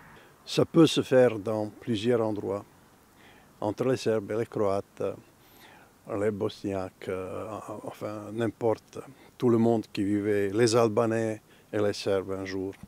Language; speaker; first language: French; non-native, fluent; Serbian